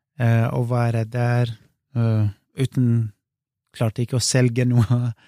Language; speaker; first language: Norwegian; non-native, fluent; Kurdish